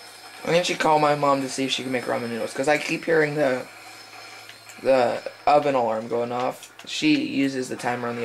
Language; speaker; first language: English; native; English